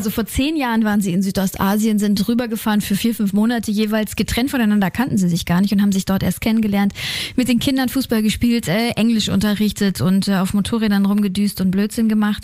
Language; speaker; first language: German; native; German